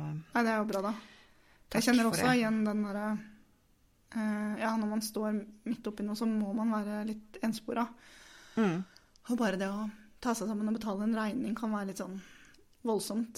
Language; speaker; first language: Norwegian; native; Norwegian